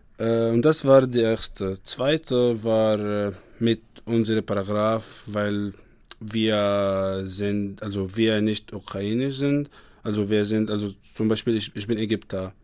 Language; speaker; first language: German; non-native, learner; Arabic